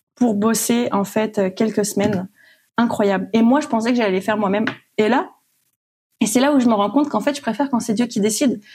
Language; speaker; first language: French; native; French